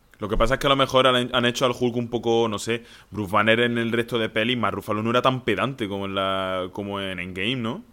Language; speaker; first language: Spanish; native; Spanish